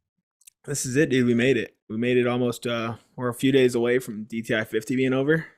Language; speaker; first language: English; native; English